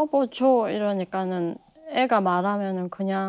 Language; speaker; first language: Korean; native; Korean